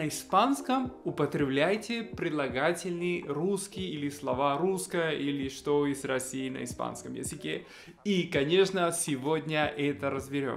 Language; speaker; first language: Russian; non-native, fluent; Spanish